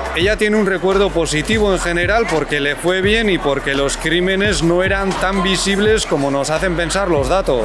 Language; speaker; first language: Spanish; native; Spanish